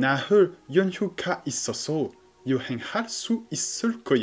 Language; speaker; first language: Korean; non-native, fluent; French